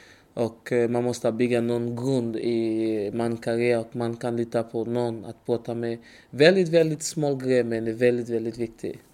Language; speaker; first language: Swedish; non-native, learner; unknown